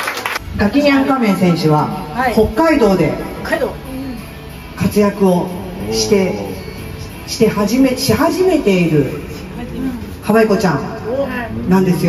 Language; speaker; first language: Japanese; native; Japanese